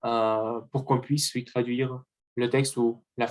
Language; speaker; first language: French; non-native, learner; Russian